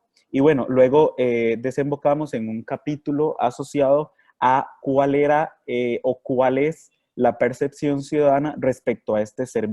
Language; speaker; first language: Spanish; native; Spanish